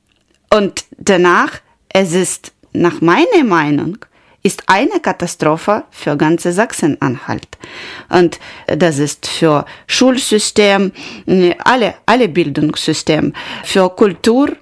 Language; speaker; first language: German; non-native, learner; Ukrainian